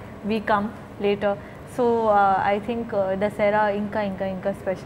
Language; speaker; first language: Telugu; non-native, learner; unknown